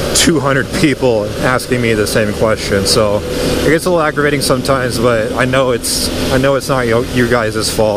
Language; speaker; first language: English; native; English